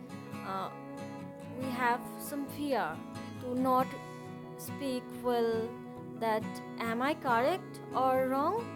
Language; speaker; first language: English; non-native, learner; Bangla